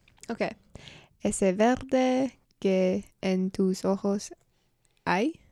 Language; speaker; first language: Spanish; non-native, learner; English